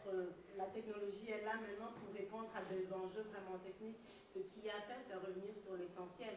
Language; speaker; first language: French; native; French